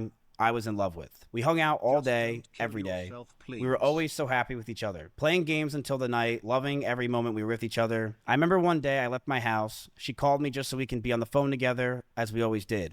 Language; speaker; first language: English; native; English